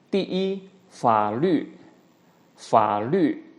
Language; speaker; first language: Chinese; non-native, fluent; Indonesian